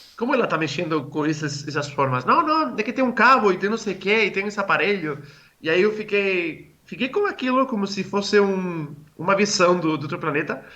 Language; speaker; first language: Portuguese; non-native, fluent; Spanish